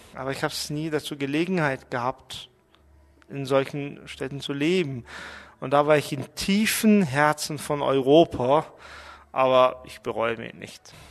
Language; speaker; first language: German; non-native, fluent; Mongolian